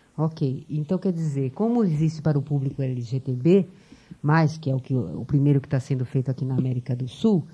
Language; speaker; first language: Portuguese; native; Portuguese